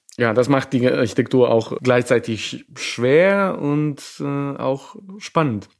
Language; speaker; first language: German; non-native, fluent; Serbian